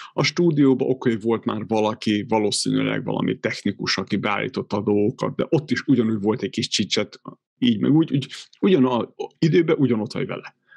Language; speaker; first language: Hungarian; native; Hungarian